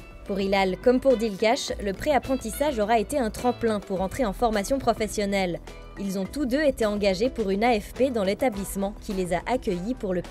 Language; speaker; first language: French; native; French